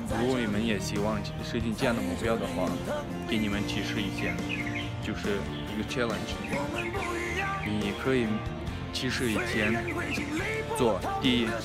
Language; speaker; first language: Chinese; non-native, fluent; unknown